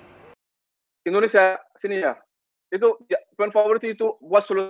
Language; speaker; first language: Indonesian; non-native, learner; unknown